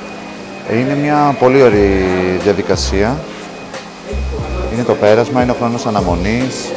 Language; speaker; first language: Greek; native; Greek